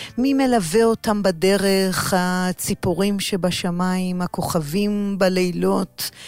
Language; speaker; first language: Hebrew; native; Hebrew